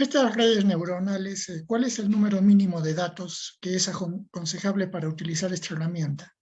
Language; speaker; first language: Spanish; native; Spanish